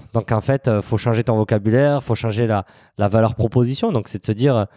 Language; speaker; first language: French; native; French